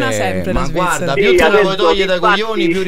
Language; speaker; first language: Italian; native; Italian